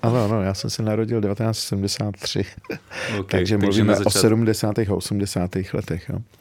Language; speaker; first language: Czech; early bilingual, other home language; Arabic